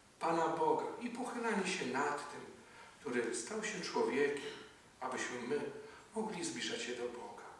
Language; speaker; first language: Polish; native; Polish